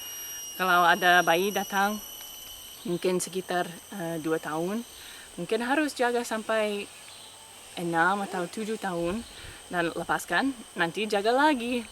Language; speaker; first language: Indonesian; non-native, fluent; English